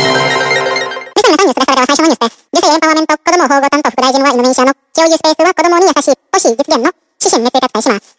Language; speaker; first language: Japanese; non-native, fluent; Indonesian